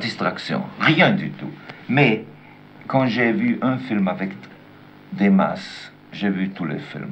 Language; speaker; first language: French; non-native, learner; German